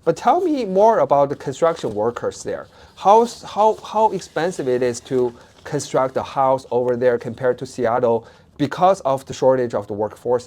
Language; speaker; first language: English; non-native, fluent; Chinese